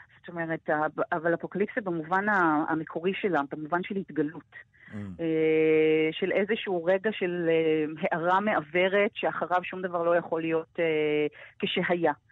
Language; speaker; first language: Hebrew; native; Hebrew